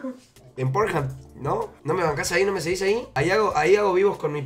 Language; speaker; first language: Spanish; native; Spanish